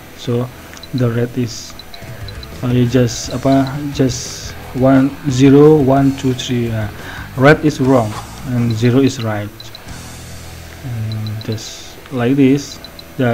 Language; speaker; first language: English; non-native, learner; Indonesian